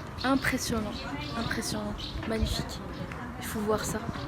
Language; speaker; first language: French; non-native, local second language; Arabic